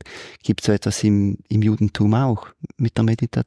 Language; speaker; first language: German; native; German